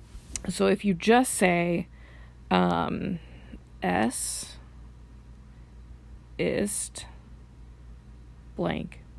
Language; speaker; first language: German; non-native, fluent; English